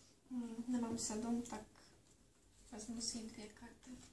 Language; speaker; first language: Czech; non-native, learner; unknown